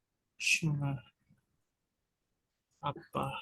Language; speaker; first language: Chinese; non-native, learner; Indonesian